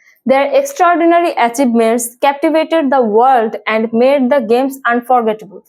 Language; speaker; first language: English; non-native, local second language; Bangla